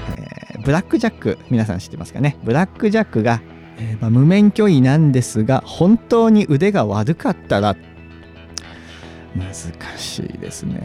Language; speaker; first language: Japanese; native; Japanese